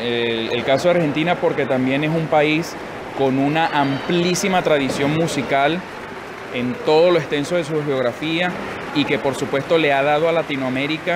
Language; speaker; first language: Spanish; native; Spanish